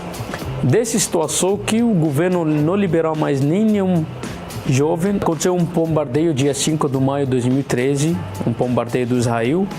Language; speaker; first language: Portuguese; non-native, learner; Arabic